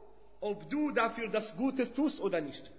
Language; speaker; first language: German; non-native, fluent; Arabic